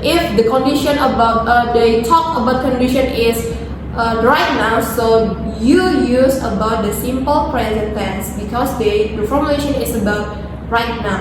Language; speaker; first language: English; non-native, learner; Indonesian